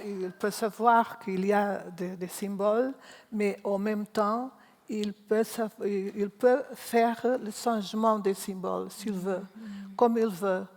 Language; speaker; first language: French; non-native, learner; Portuguese